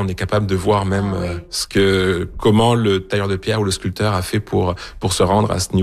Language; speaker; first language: French; native; French